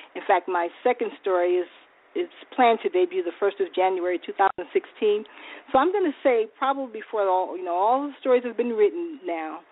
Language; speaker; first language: English; native; English